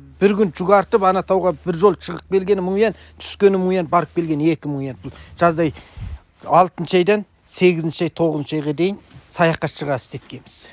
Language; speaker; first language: Kazakh; native; Kazakh